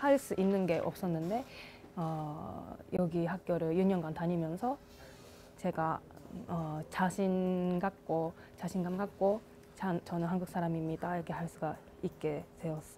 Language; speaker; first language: Korean; early bilingual, heritage; Japanese